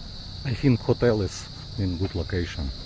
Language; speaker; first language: English; non-native, learner; Russian